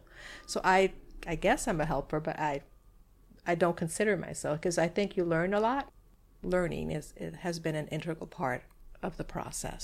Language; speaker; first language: English; non-native, fluent; Spanish